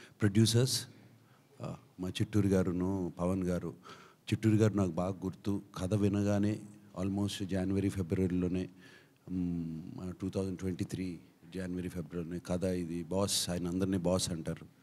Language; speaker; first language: Telugu; native; Telugu